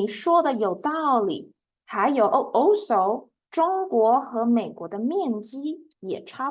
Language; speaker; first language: Chinese; non-native, fluent; English